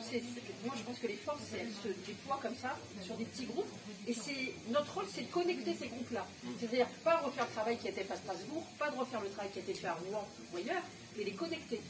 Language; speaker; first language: French; native; French